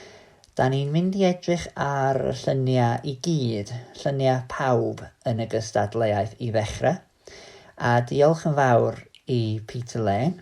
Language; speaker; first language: Welsh; native; Welsh